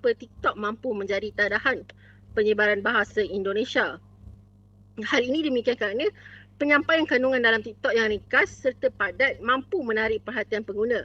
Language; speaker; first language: Malay; native; Malay